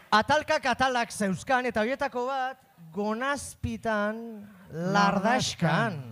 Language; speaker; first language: Basque; native; Basque